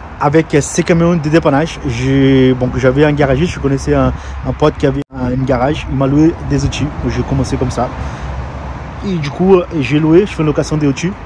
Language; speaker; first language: French; non-native, fluent; Portuguese